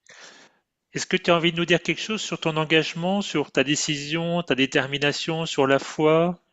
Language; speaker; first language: French; native; French